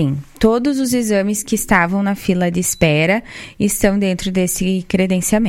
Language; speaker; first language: Portuguese; native; Portuguese